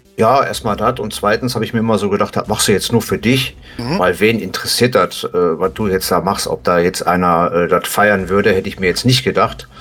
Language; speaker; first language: German; native; German